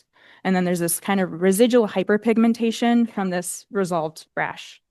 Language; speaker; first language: English; native; English